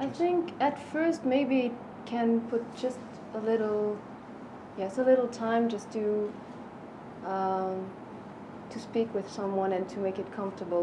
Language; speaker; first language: English; non-native, fluent; French